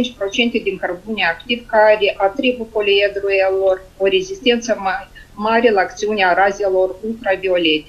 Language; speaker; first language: Romanian; native; Romanian